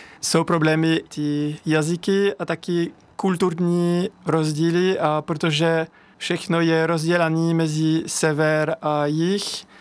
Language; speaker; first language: Czech; non-native, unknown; French